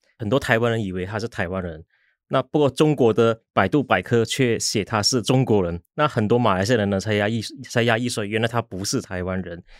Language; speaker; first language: Chinese; native; Chinese